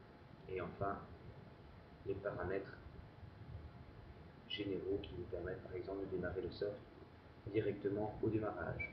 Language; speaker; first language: French; native; French